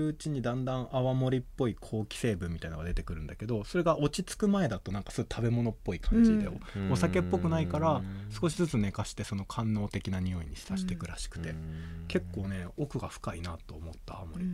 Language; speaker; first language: Japanese; native; Japanese